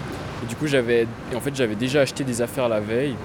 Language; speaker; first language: French; early bilingual, other home language; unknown